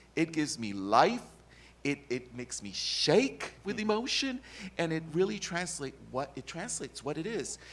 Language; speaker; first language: English; native; English